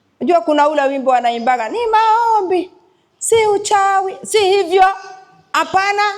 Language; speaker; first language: Swahili; non-native, local second language; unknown